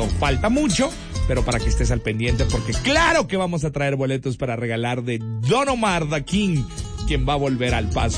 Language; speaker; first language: Spanish; native; Spanish